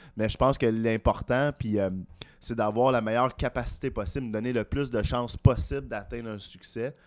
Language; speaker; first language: French; native; French